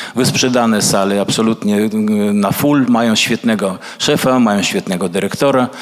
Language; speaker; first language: Polish; early bilingual, other home language; Russian